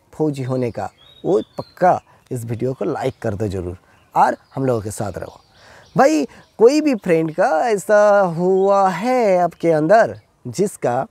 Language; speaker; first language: Hindi; non-native, local second language; Bangla